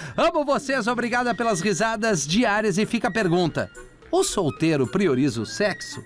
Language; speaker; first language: Portuguese; native; Portuguese